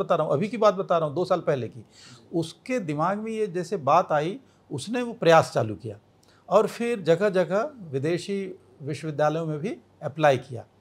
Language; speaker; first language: Hindi; native; Hindi